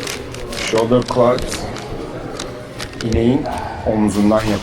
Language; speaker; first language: Turkish; native; Turkish